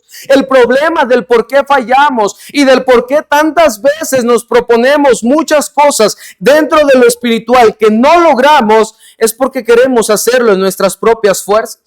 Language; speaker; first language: Spanish; native; Spanish